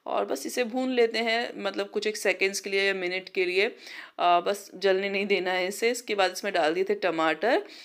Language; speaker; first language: Hindi; non-native, local second language; Marathi